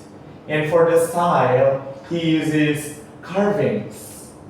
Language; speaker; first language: English; non-native, fluent; Vietnamese